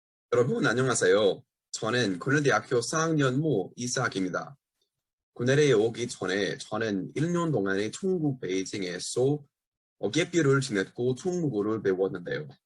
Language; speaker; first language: Korean; non-native, learner; English